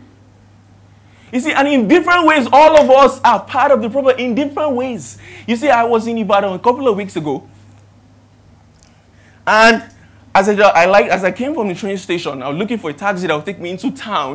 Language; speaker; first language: English; non-native, local second language; Yoruba